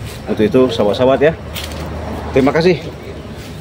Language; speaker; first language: Indonesian; native; Indonesian